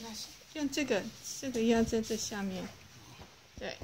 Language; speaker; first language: Chinese; native; Chinese